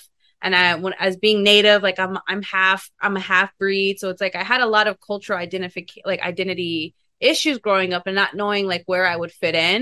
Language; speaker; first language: English; native; English